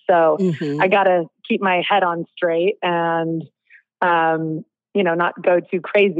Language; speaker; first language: English; native; English